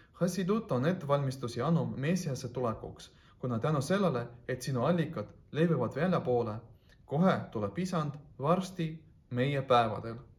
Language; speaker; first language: Estonian; non-native, local second language; Russian